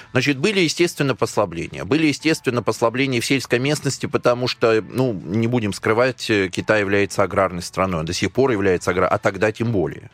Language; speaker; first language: Russian; native; Russian